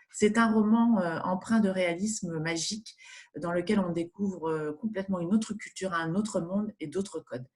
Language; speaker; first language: French; native; French